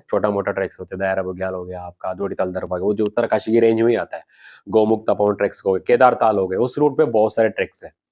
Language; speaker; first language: Hindi; non-native, local second language; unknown